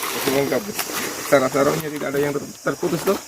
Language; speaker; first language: Indonesian; native; Indonesian